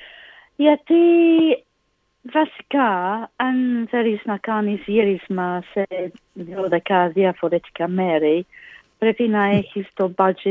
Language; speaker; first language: Greek; non-native, learner; English